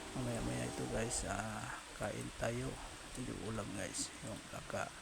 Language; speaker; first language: Filipino; non-native, local second language; Cebuano